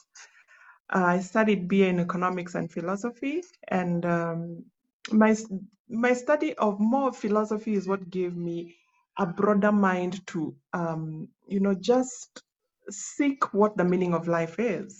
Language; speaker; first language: English; non-native, local second language; Luo (Kenya and Tanzania)